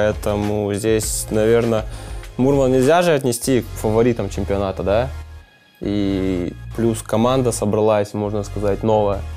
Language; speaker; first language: Russian; native; Russian